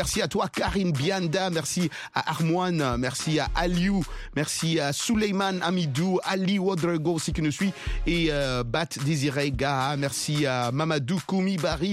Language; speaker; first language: French; non-native, local second language; Lingala